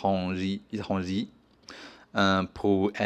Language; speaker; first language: French; non-native, learner; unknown